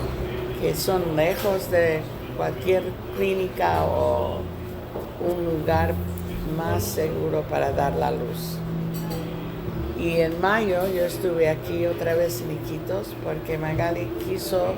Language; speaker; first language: Spanish; non-native, learner; English